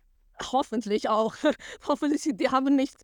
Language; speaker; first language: German; non-native, fluent; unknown